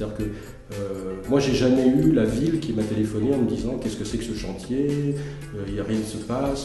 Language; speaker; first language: French; native; French